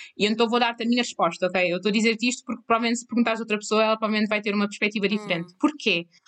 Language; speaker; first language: Portuguese; non-native, local second language; Kabuverdianu